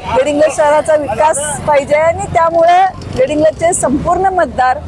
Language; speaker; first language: Marathi; native; Marathi